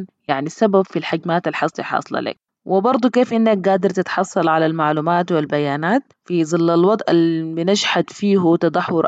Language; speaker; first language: Arabic; native; Arabic